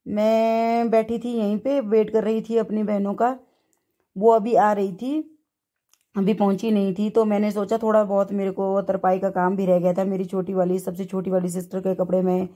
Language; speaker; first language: Hindi; native; Hindi